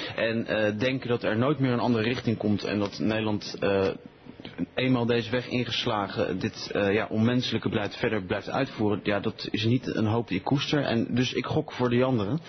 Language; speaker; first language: Dutch; early bilingual, other home language; Spanish